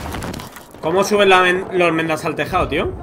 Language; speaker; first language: Spanish; native; Spanish